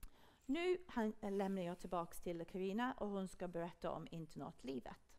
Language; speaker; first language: Swedish; non-native, fluent; English